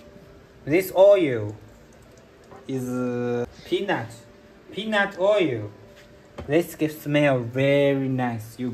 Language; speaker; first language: English; non-native, learner; Chinese